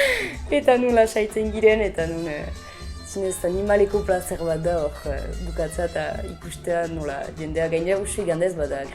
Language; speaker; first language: Basque; native; Basque